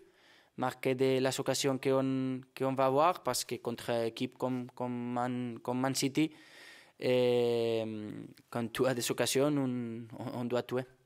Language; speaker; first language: French; non-native, fluent; Spanish